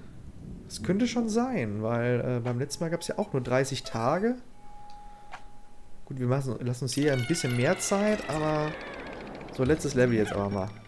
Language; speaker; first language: German; native; German